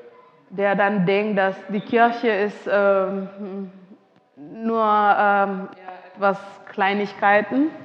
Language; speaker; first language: German; non-native, fluent; Indonesian